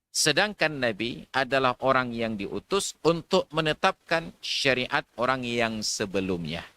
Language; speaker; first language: Malay; non-native, local second language; Achinese